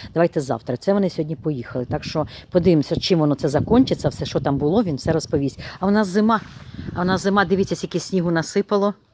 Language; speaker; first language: Ukrainian; non-native, local second language; Russian